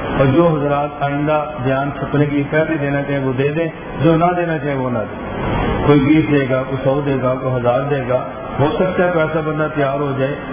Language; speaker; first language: Urdu; native; Urdu